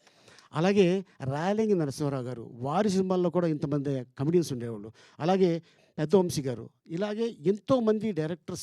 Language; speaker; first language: Telugu; native; Telugu